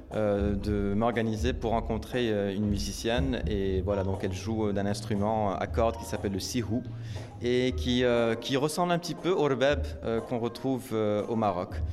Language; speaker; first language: French; non-native, local second language; Arabic